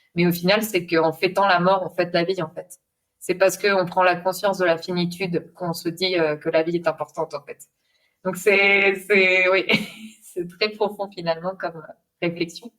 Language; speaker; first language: French; non-native, fluent; Spanish